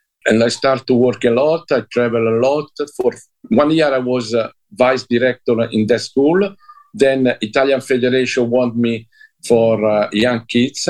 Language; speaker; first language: English; non-native, learner; Italian